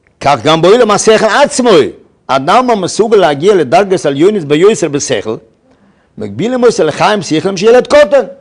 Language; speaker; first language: Hebrew; non-native, fluent; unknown